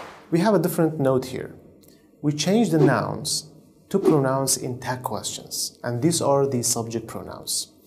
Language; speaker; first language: English; non-native, fluent; Central Kurdish